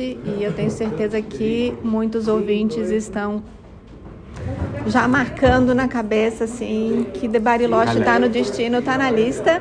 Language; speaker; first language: Portuguese; native; Portuguese